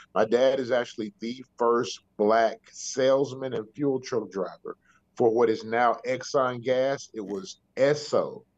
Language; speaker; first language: English; native; English